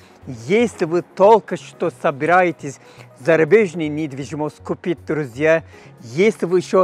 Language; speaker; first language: Russian; non-native, fluent; Turkish